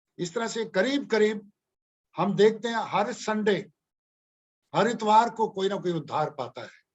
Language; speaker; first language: Hindi; non-native, local second language; Punjabi